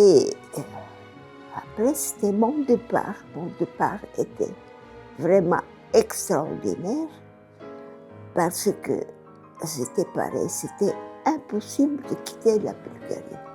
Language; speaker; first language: French; non-native, fluent; Bulgarian